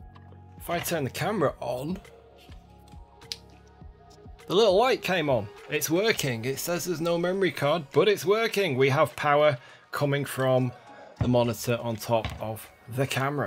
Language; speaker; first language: English; native; English